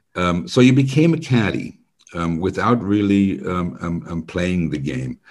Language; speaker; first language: English; non-native, fluent; German